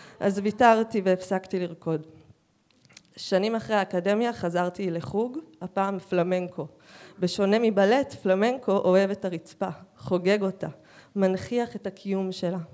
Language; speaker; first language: Hebrew; native; Hebrew